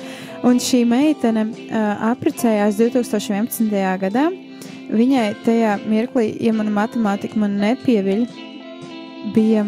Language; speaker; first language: Latvian; native; Latvian